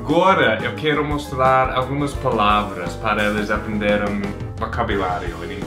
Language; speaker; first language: Portuguese; non-native, fluent; English